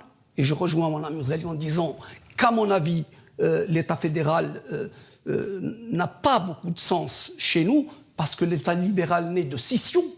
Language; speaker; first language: French; non-native, local second language; Kabyle